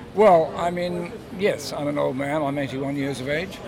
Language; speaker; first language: English; native; English